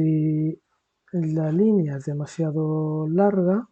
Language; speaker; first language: Spanish; native; Spanish